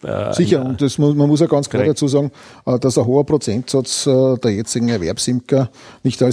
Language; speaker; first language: German; native; German